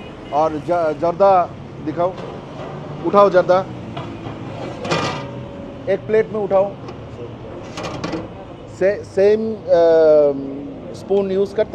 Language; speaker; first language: Hindi; non-native, fluent; Bangla